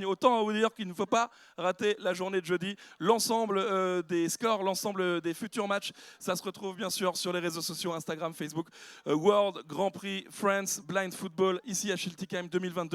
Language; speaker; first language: French; native; French